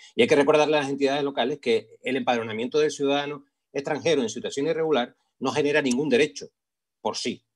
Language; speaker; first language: Spanish; native; Spanish